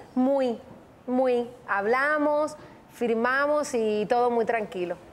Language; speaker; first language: Spanish; native; Spanish